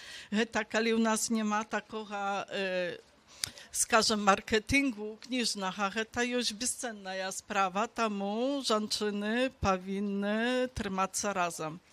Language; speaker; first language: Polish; non-native, local second language; Belarusian